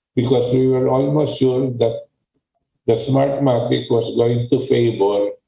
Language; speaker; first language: English; non-native, local second language; Filipino